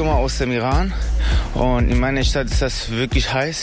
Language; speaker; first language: German; non-native, learner; Persian